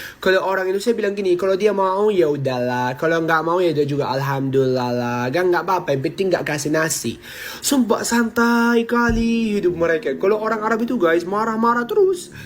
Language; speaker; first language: Indonesian; non-native, fluent; Arabic